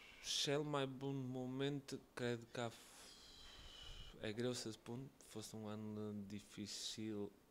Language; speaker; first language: Romanian; non-native, learner; Portuguese